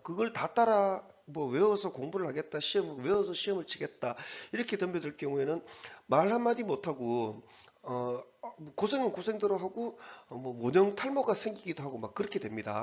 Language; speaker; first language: Korean; native; Korean